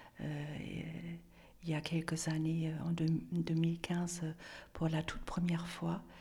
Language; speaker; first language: French; non-native, fluent; German